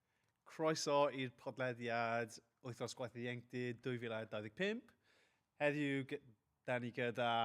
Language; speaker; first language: Welsh; non-native, local second language; English